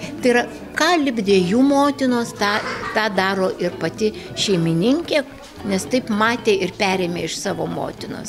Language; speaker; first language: Lithuanian; native; Lithuanian